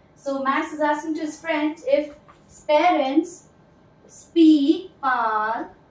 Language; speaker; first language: English; non-native, local second language; Hindi